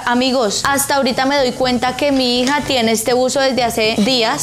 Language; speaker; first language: Spanish; native; Spanish